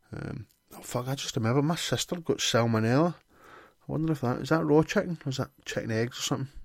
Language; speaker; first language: English; native; English